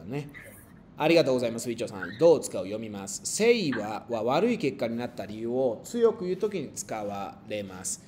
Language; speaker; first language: Japanese; non-native, fluent; Spanish